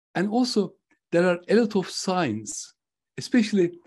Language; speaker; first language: English; non-native, fluent; Turkish